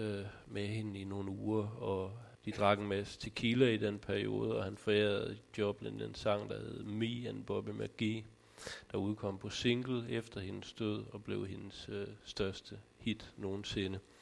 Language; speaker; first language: Danish; native; Danish